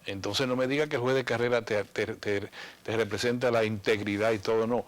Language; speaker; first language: Spanish; native; Spanish